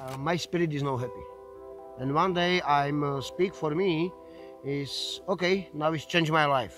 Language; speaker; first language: English; non-native, learner; Slovak